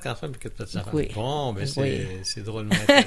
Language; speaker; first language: French; native; French